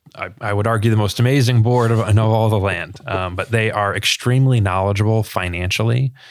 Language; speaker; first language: English; native; English